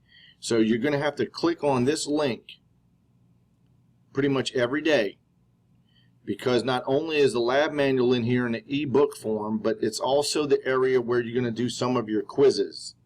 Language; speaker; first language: English; native; English